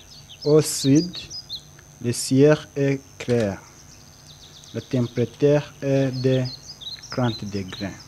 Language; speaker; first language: French; non-native, learner; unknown